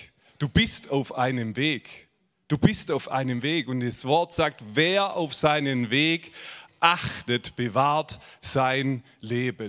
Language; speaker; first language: German; native; German